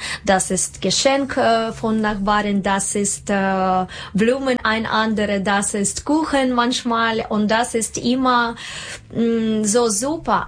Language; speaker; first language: German; non-native, learner; Russian